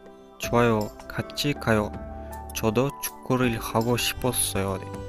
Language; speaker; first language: Korean; non-native, fluent; Kyrgyz